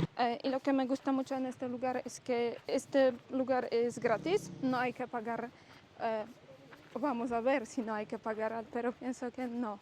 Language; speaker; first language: Spanish; non-native, learner; Polish